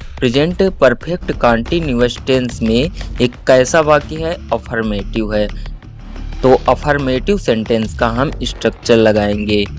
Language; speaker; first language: Hindi; native; Hindi